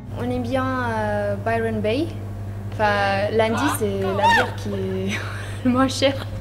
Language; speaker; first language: French; non-native, fluent; Romanian